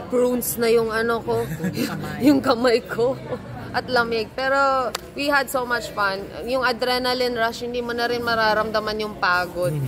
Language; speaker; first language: Filipino; non-native, local second language; Cebuano